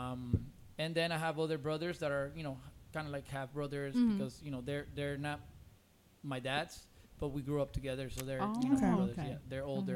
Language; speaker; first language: English; non-native, fluent; Spanish